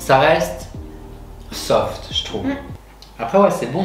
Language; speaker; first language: French; native; French